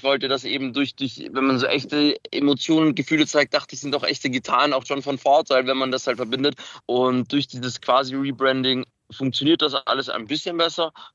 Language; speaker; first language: German; early bilingual, other home language; Macedonian